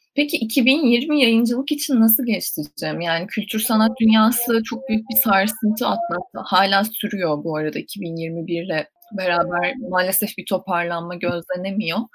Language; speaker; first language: Turkish; native; Turkish